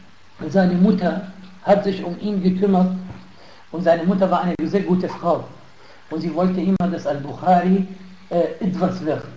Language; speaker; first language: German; non-native, fluent; Arabic